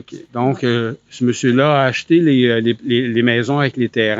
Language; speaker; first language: French; native; French